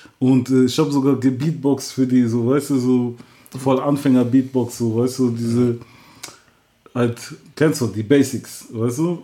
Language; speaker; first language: German; early bilingual, other home language; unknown